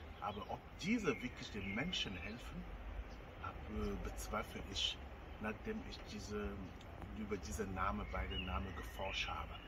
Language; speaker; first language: German; non-native, fluent; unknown